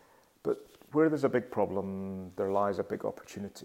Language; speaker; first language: English; native; English